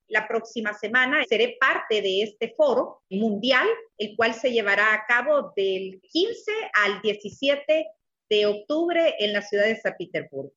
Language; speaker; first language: Spanish; native; Spanish